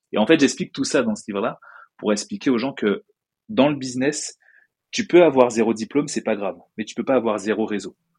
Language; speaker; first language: French; native; French